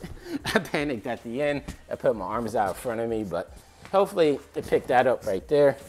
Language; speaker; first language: English; native; English